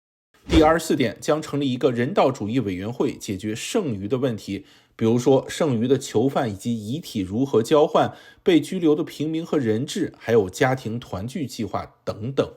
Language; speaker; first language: Chinese; native; Chinese